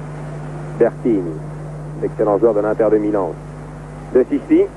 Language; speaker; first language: French; native; French